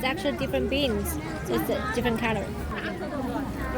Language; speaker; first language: English; non-native, learner; Chinese